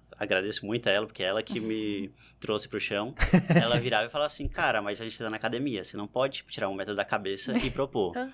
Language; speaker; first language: Portuguese; native; Portuguese